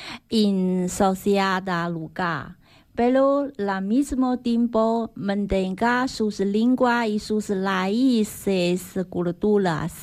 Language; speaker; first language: Spanish; non-native, learner; Chinese